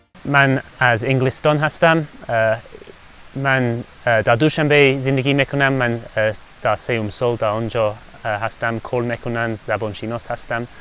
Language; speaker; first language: Persian; non-native, learner; English